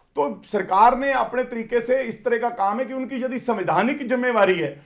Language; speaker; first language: Hindi; native; Hindi